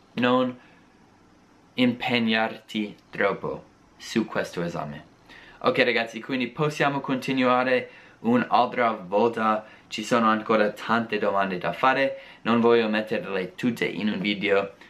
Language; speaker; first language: Italian; non-native, fluent; English